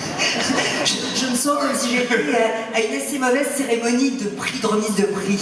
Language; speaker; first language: French; native; French